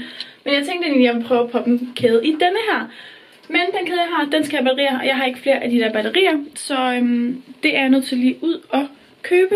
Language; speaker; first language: Danish; native; Danish